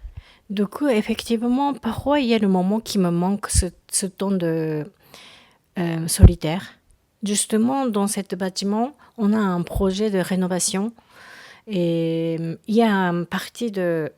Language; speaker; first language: French; non-native, learner; Japanese